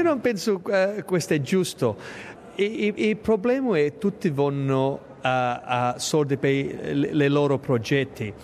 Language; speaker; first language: Italian; early bilingual, heritage; English